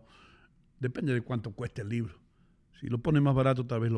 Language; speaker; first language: Spanish; native; Spanish